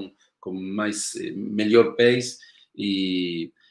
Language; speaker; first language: Portuguese; non-native, learner; Spanish